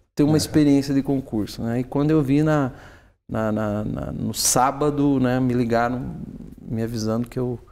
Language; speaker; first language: Portuguese; native; Portuguese